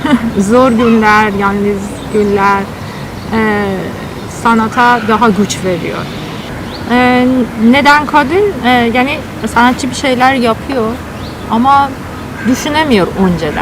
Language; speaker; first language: Turkish; non-native, learner; Persian